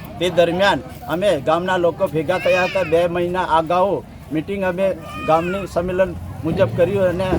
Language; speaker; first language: Gujarati; non-native, local second language; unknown